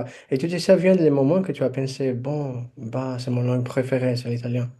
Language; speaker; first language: French; non-native, fluent; Portuguese